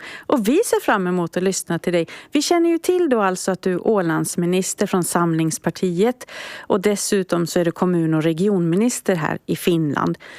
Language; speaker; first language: Swedish; native; Swedish